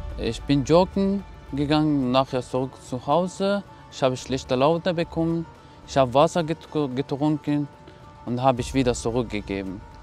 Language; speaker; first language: German; non-native, learner; Persian